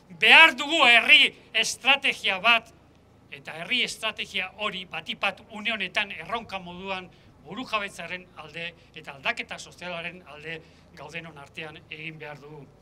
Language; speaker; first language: Basque; native; Basque